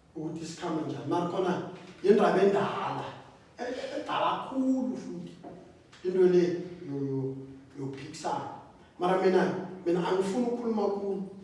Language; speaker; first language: Zulu; non-native, local second language; South Ndebele